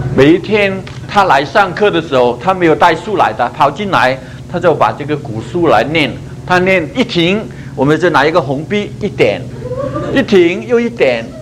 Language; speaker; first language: Chinese; non-native, local second language; Cantonese